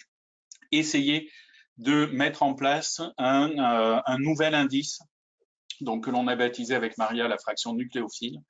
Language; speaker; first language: French; native; French